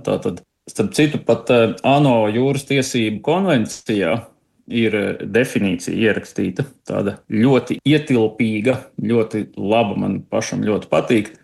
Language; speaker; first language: Latvian; native; Latvian